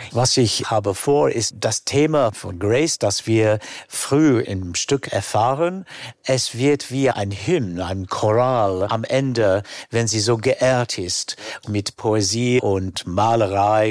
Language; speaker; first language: German; non-native, fluent; English